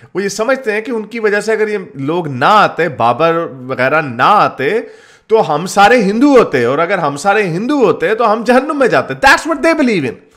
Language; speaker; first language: Urdu; native; Urdu